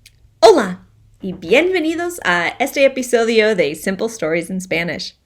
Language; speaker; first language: Spanish; non-native, fluent; English